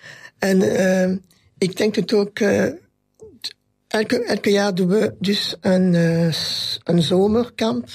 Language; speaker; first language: Dutch; non-native, local second language; French